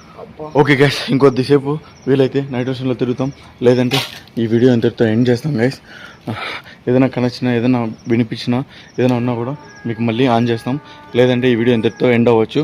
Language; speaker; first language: Telugu; native; Telugu